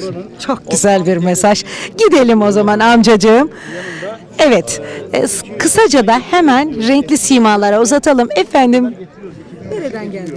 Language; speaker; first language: Turkish; native; Turkish